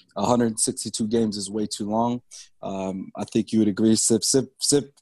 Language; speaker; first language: English; native; English